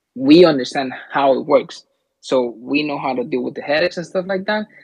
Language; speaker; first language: English; early bilingual, other home language; Spanish